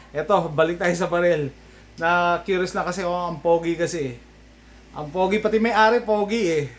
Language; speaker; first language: Filipino; native; Filipino